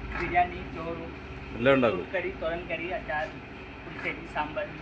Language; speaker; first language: Malayalam; non-native, learner; Hindi